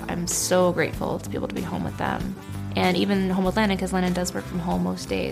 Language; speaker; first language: English; native; English